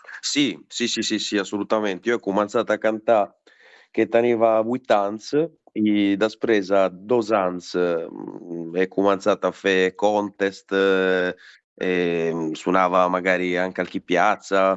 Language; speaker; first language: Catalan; non-native, local second language; Italian